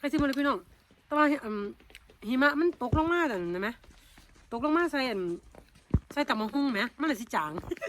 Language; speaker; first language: Thai; native; Thai